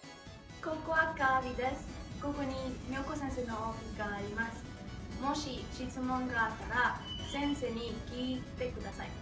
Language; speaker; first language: Japanese; non-native, learner; English